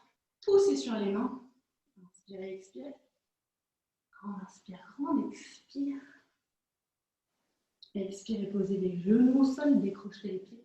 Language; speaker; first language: French; native; French